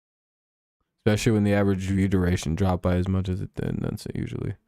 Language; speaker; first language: English; native; English